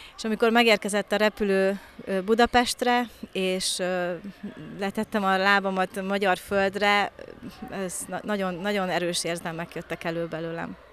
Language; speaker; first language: Hungarian; early bilingual, heritage; Hungarian